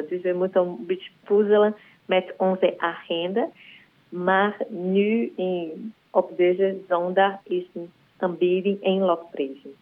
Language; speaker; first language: Dutch; non-native, learner; Portuguese